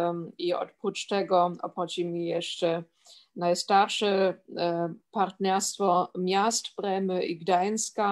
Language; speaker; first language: Polish; non-native, fluent; German